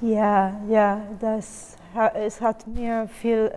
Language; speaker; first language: German; non-native, learner; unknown